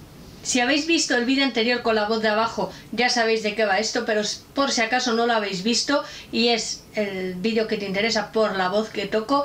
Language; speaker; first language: Spanish; native; Spanish